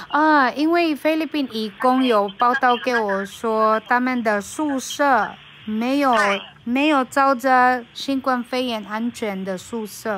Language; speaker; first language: Chinese; non-native, fluent; Filipino